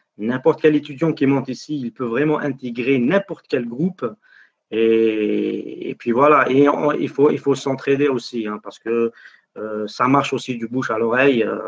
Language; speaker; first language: French; non-native, local second language; Arabic